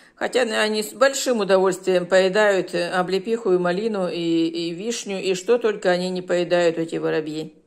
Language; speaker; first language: Russian; native; Russian